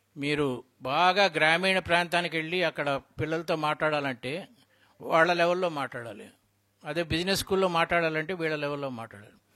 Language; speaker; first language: Telugu; native; Telugu